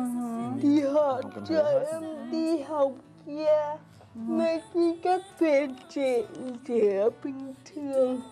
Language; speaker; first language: Vietnamese; early bilingual, heritage; Vietnamese